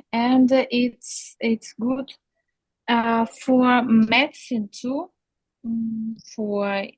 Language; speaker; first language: English; non-native, learner; Russian